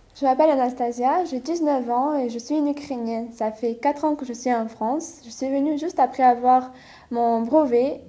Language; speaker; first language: French; non-native, fluent; Ukrainian